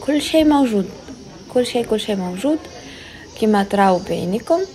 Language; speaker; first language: Arabic; native; Arabic